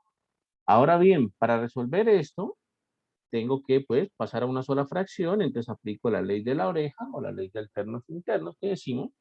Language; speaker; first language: Spanish; native; Spanish